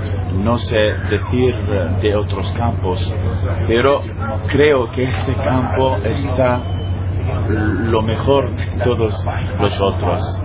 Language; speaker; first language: Spanish; non-native, fluent; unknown